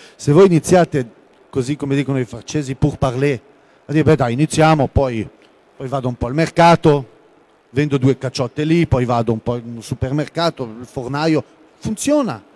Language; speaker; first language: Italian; non-native, local second language; German